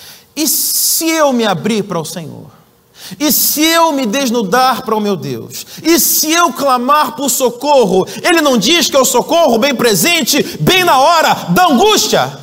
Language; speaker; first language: Portuguese; native; Portuguese